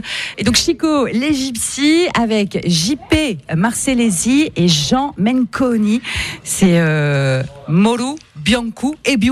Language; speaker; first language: French; native; French